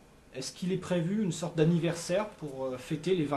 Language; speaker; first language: French; native; French